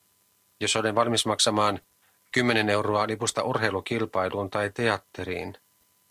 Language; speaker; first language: Finnish; native; Finnish